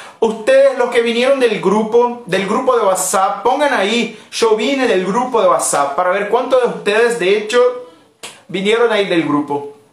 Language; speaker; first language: Spanish; non-native, fluent; Portuguese